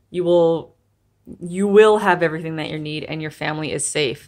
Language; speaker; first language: English; native; English